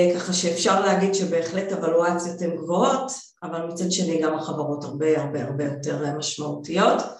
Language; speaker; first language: Hebrew; native; Hebrew